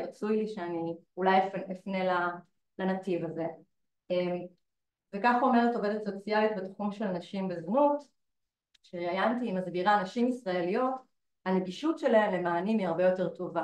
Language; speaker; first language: Hebrew; native; Hebrew